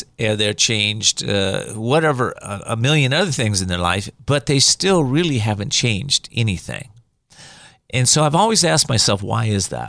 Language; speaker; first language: English; native; English